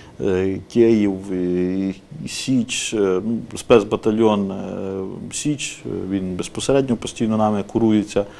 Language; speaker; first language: Ukrainian; native; Ukrainian